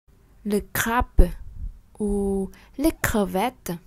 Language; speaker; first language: French; non-native, fluent; Vietnamese